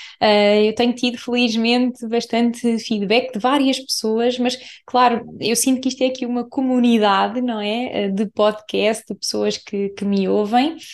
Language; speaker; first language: Portuguese; native; Portuguese